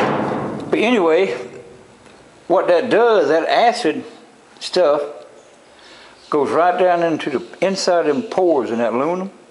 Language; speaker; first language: English; native; English